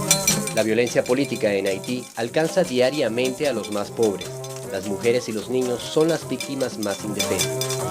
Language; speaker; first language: Spanish; native; Spanish